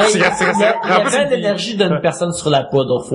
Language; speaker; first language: French; native; French